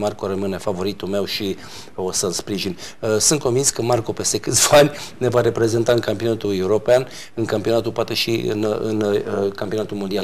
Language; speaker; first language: Romanian; native; Romanian